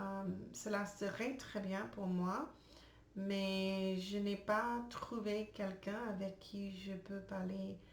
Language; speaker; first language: French; non-native, learner; English